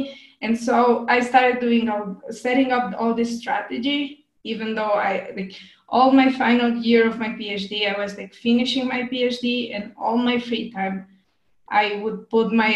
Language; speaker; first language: English; non-native, fluent; Spanish